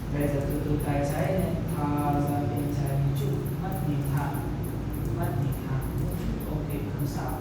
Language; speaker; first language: Vietnamese; non-native, learner; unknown